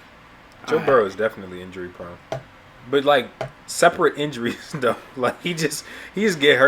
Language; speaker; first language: English; native; English